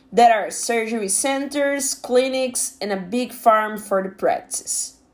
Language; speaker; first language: English; non-native, fluent; Portuguese